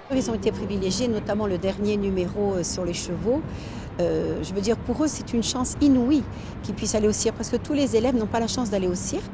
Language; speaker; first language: French; native; French